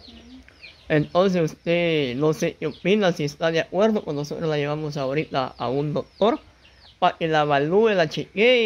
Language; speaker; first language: Spanish; native; Spanish